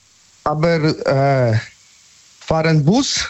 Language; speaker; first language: German; non-native, learner; Polish